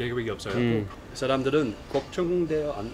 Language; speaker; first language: Korean; non-native, learner; Dutch